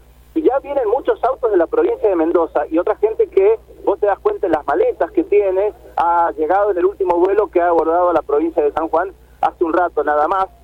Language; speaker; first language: Spanish; native; Spanish